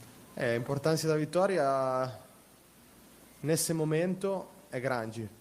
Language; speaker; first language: Portuguese; non-native, fluent; Italian